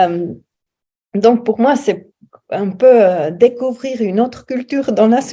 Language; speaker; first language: French; non-native, fluent; German